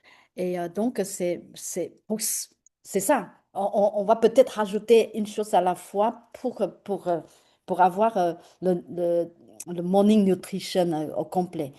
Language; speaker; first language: French; non-native, fluent; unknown